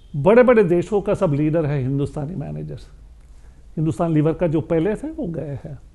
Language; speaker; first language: Hindi; non-native, local second language; Bangla